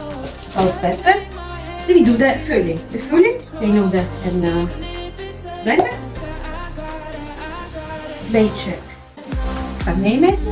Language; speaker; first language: Dutch; non-native, learner; Italian